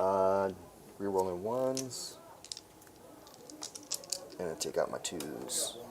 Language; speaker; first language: English; native; English